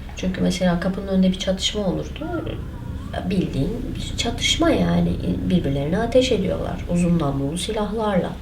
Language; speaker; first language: Turkish; non-native, local second language; Kurdish